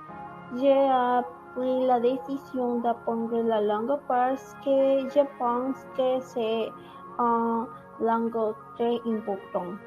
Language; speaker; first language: French; non-native, learner; Spanish